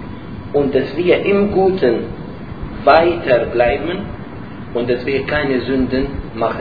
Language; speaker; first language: German; non-native, learner; Arabic